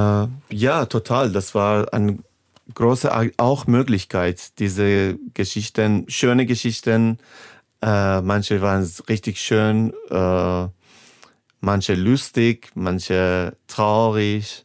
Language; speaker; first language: German; non-native, fluent; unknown